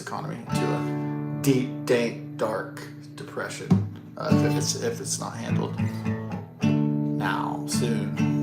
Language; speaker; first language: English; native; English